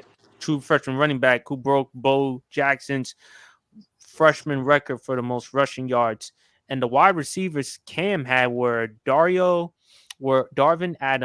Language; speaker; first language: English; native; English